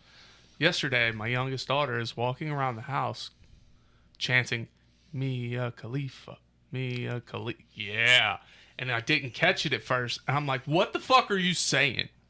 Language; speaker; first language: English; native; English